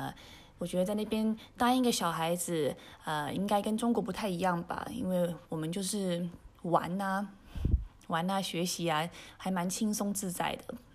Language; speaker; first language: Chinese; early bilingual, heritage; Chinese